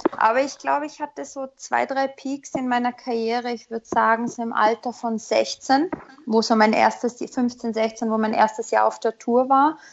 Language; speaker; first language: German; native; German